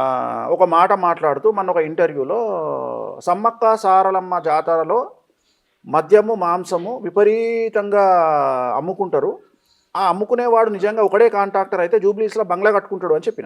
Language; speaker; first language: Telugu; native; Telugu